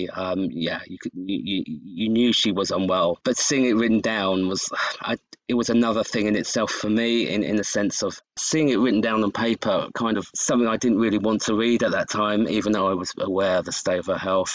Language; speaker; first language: English; native; English